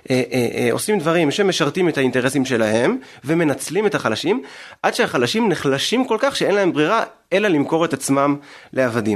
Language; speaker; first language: Hebrew; native; Hebrew